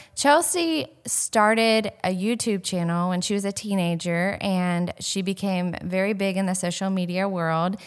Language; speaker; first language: English; native; English